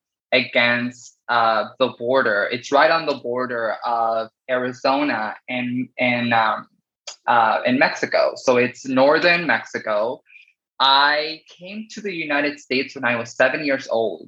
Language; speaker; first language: English; early bilingual, other home language; Spanish